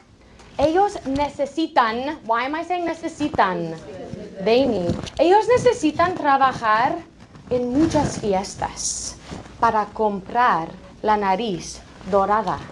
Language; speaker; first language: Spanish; non-native, fluent; English